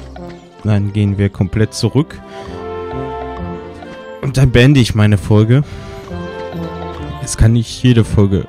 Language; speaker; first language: German; native; German